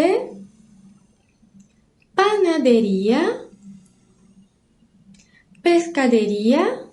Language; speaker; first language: Spanish; non-native, fluent; Portuguese